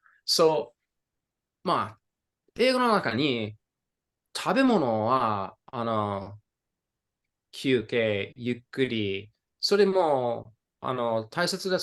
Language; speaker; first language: Japanese; non-native, fluent; English